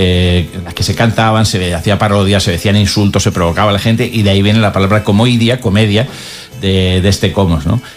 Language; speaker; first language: Spanish; native; Spanish